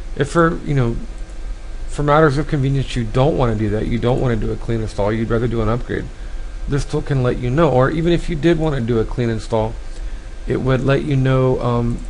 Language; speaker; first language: English; native; English